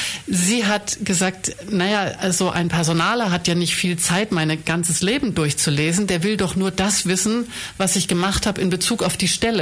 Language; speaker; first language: German; native; German